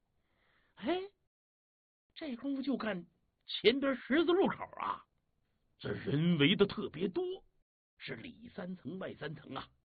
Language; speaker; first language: Chinese; native; Chinese